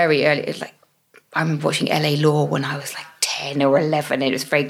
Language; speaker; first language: English; native; English